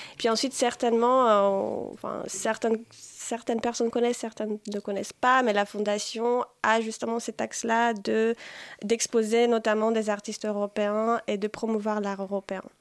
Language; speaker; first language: French; non-native, fluent; Polish